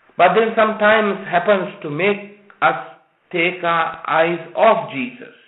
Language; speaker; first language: English; non-native, local second language; Sinhala